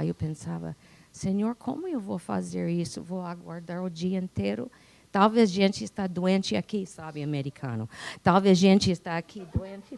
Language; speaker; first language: Portuguese; non-native, fluent; English